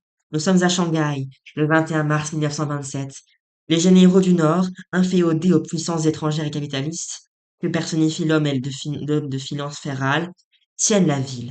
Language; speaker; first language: French; native; French